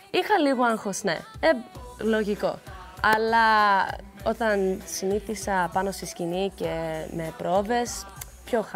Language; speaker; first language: Greek; early bilingual, heritage; Greek